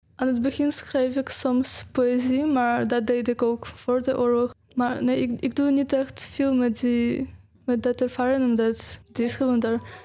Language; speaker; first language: Dutch; non-native, fluent; Ukrainian